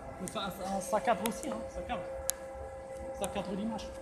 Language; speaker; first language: French; native; French